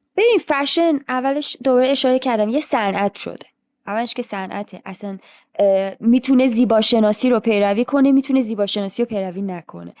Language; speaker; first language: Persian; native; Persian